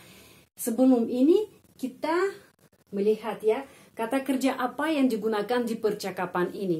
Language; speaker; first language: Indonesian; non-native, fluent; Russian